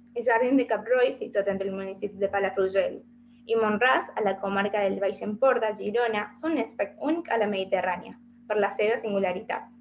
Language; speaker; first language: Catalan; non-native, learner; Spanish